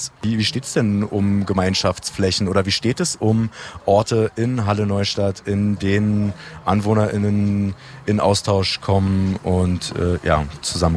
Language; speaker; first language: German; native; German